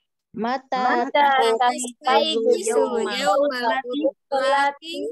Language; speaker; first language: Arabic; non-native, learner; Indonesian